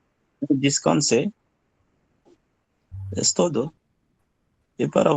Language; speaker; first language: Portuguese; non-native, learner; Haitian Creole